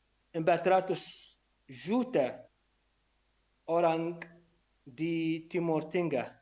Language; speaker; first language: Indonesian; non-native, learner; Arabic